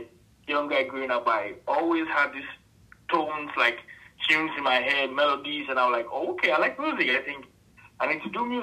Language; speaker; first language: English; non-native, local second language; Akan